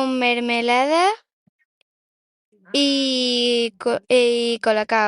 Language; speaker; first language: Spanish; native; Spanish